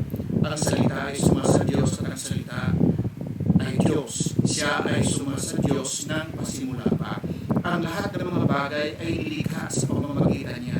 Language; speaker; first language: Filipino; native; Filipino